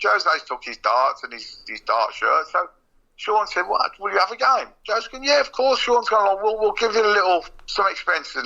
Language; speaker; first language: English; native; English